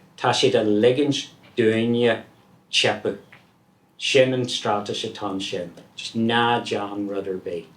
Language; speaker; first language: Irish; non-native, local second language; English